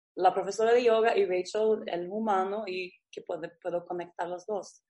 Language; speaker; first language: Spanish; non-native, learner; Swedish